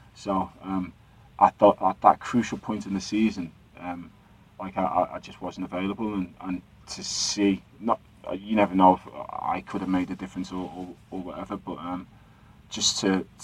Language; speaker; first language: English; native; English